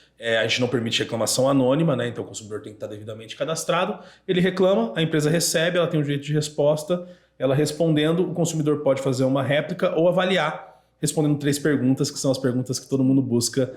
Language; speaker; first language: Portuguese; native; Portuguese